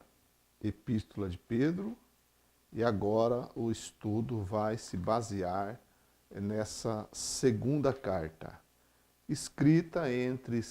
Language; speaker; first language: Portuguese; native; Portuguese